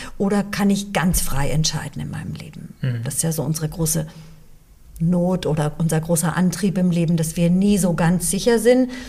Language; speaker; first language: German; early bilingual, other home language; English